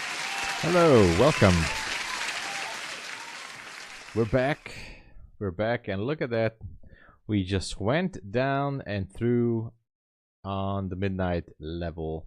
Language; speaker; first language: English; non-native, fluent; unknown